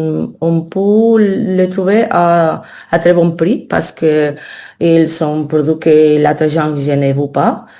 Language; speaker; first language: French; non-native, learner; Spanish